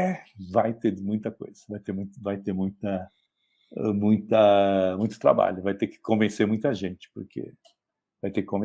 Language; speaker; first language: Portuguese; native; Portuguese